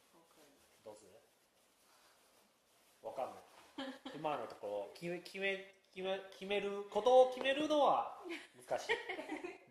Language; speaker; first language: Japanese; non-native, learner; Chinese